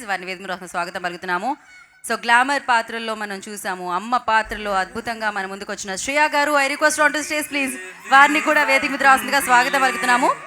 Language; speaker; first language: Telugu; native; Telugu